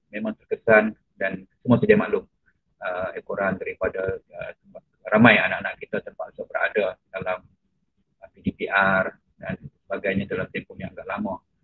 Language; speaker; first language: Malay; native; Malay